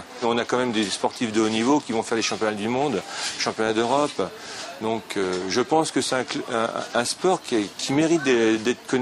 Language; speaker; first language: French; native; French